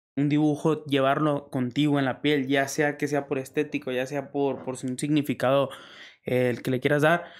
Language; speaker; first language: Spanish; native; Spanish